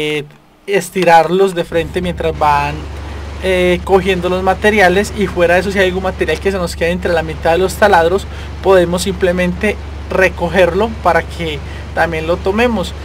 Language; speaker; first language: Spanish; native; Spanish